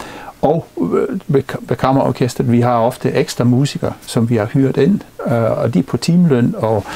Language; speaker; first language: Danish; non-native, fluent; English